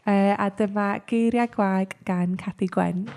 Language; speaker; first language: Welsh; native; Welsh